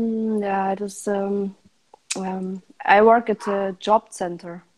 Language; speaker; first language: English; non-native, learner; Russian